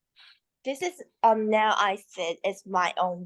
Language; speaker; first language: English; non-native, learner; Chinese